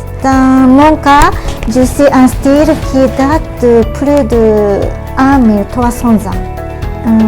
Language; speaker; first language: French; non-native, learner; Japanese